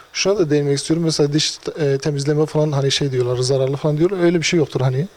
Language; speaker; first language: Turkish; native; Turkish